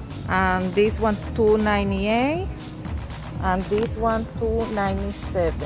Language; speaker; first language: English; non-native, learner; Spanish